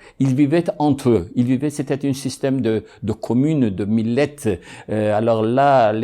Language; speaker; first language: French; non-native, fluent; Ladino